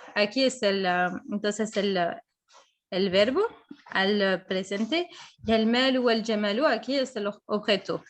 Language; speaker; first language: Spanish; non-native, fluent; Arabic